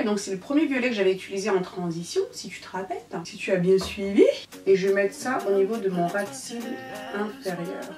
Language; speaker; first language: French; native; French